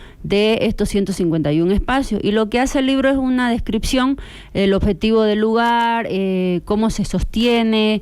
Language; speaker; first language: Spanish; native; Spanish